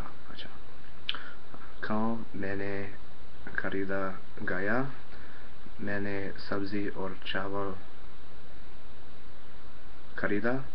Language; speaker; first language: Hindi; non-native, learner; English